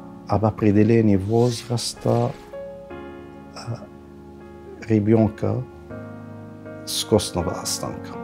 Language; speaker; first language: Russian; non-native, fluent; Arabic